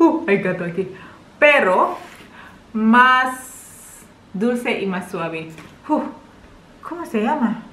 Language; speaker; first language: Spanish; non-native, learner; Indonesian